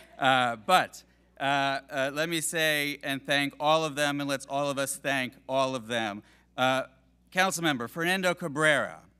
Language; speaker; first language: English; native; English